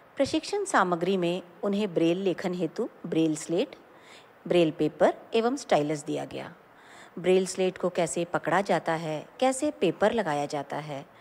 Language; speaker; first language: Hindi; native; Hindi